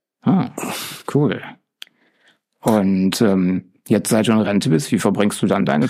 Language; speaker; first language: German; native; German